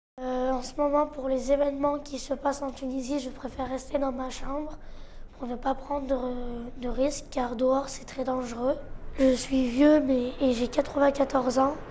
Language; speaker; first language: French; non-native, local second language; Arabic